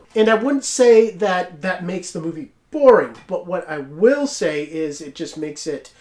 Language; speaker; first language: English; native; English